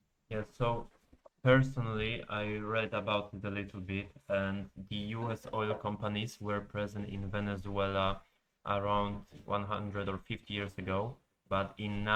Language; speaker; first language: English; non-native, fluent; Polish